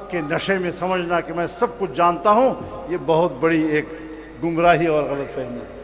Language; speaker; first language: Urdu; non-native, local second language; Pashto